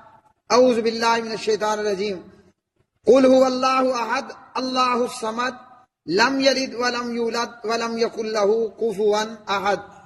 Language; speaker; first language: Urdu; native; Urdu